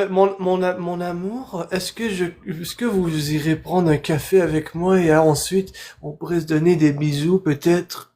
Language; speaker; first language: French; native; French